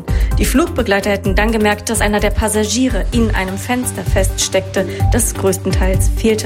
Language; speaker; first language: German; native; German